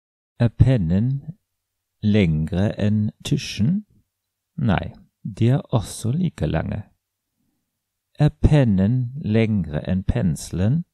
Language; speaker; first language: Norwegian; non-native, fluent; German